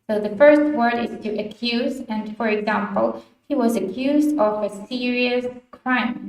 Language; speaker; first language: English; non-native, fluent; Ukrainian